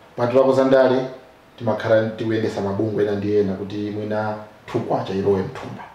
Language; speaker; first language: Nyanja; non-native, local second language; Tumbuka